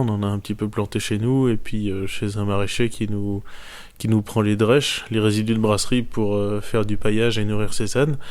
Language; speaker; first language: French; native; French